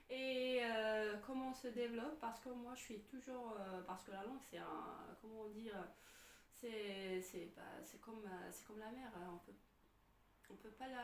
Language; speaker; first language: French; non-native, fluent; Arabic